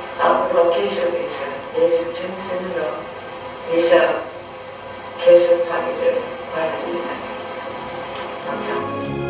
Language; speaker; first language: Korean; non-native, local second language; English